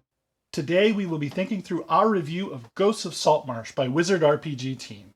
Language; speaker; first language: English; native; English